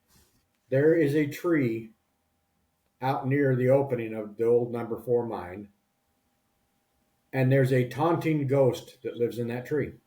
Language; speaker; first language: English; native; English